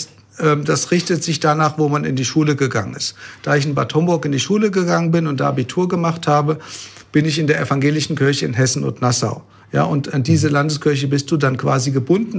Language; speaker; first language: German; native; German